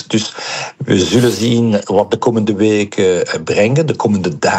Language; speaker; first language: Dutch; non-native, local second language; French